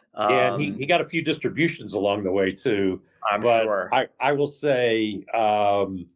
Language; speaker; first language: English; native; English